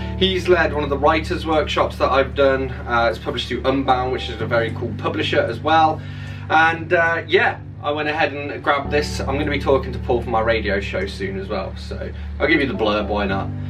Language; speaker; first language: English; native; English